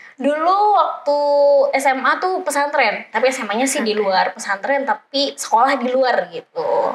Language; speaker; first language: Indonesian; native; Indonesian